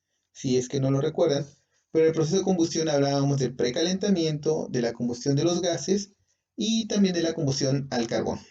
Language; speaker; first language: Spanish; native; Spanish